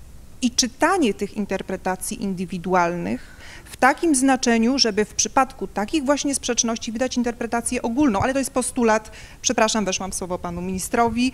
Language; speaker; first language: Polish; native; Polish